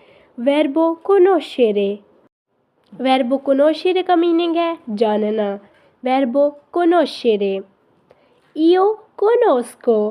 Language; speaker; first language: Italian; non-native, fluent; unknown